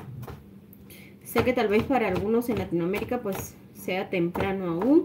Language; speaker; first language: Spanish; native; Spanish